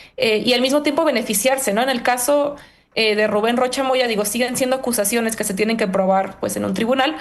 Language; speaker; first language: Spanish; native; Spanish